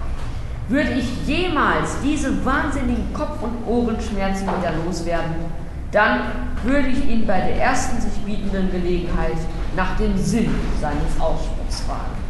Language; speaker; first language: German; native; German